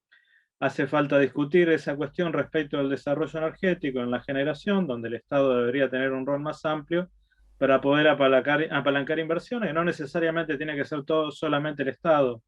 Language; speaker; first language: Spanish; native; Spanish